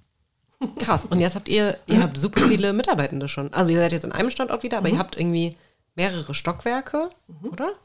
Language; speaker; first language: German; native; German